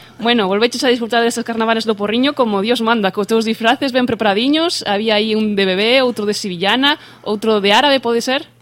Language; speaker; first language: Galician; native; Galician